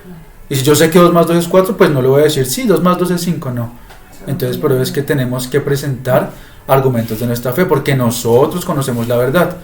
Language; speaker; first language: Spanish; native; Spanish